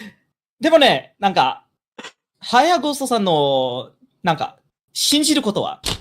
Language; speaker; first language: Japanese; non-native, learner; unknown